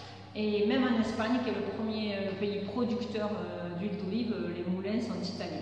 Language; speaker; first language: French; native; French